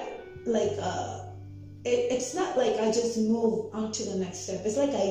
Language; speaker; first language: English; non-native, fluent; Spanish